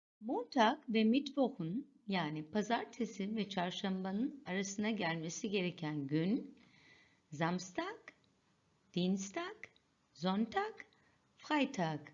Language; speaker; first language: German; non-native, fluent; Turkish